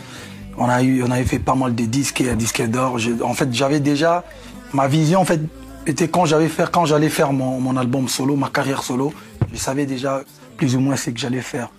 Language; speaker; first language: French; non-native, local second language; Lingala